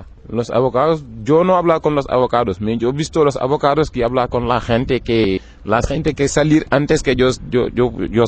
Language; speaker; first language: Spanish; non-native, learner; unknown